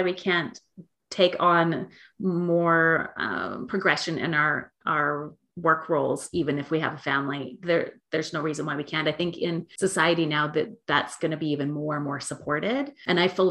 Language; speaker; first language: English; native; English